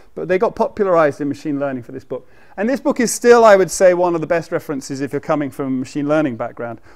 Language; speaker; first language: English; native; English